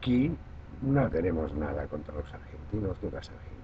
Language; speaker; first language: Spanish; non-native, local second language; Catalan